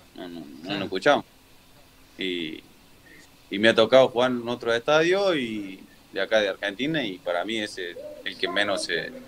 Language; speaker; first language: Spanish; native; Spanish